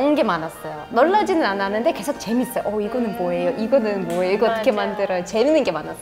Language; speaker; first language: Korean; non-native, fluent; Russian